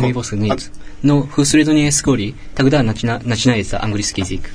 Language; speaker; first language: Russian; non-native, learner; Japanese